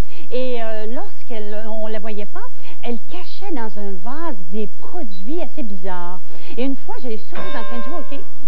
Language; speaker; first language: French; native; French